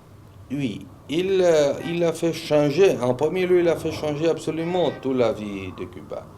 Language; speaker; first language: French; non-native, fluent; Spanish